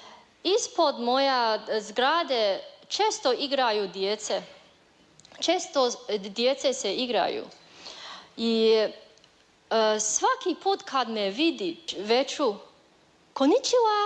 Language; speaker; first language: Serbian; non-native, learner; Chinese